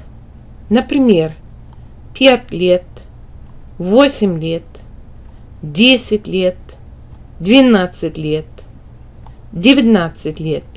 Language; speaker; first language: Russian; non-native, fluent; English